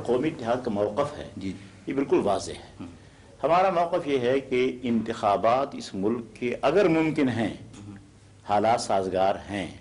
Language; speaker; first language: Urdu; non-native, local second language; Pashto